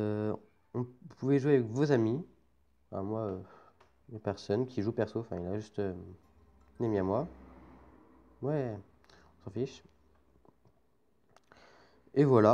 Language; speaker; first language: French; native; French